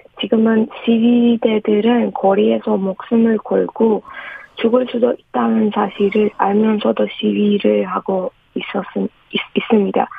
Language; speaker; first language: Korean; non-native, fluent; Persian